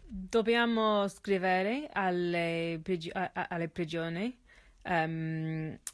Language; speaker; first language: Italian; non-native, learner; English